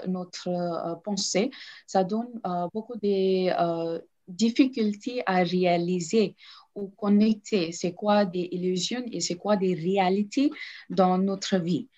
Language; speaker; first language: French; non-native, learner; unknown